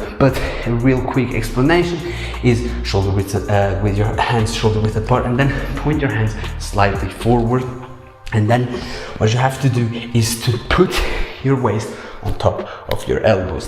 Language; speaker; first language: English; non-native, fluent; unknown